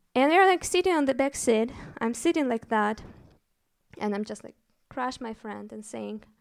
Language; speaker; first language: English; non-native, fluent; Russian